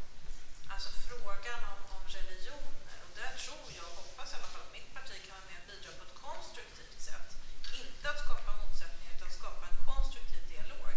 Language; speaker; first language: Swedish; native; Swedish